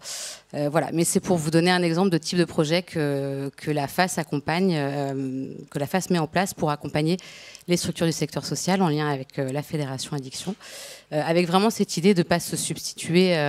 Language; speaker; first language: French; native; French